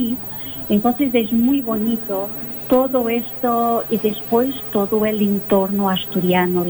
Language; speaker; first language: Spanish; non-native, local second language; Portuguese